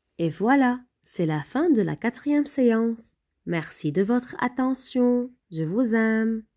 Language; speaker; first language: French; native; French